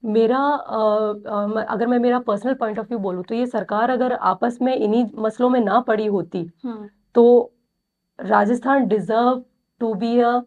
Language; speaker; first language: Hindi; native; Hindi